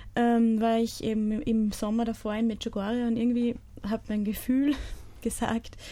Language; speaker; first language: German; native; German